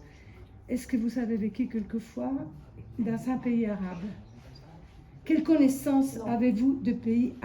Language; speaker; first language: French; non-native, fluent; Spanish